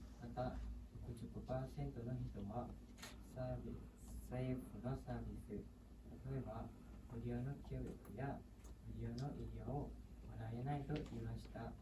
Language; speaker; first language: Japanese; non-native, learner; Thai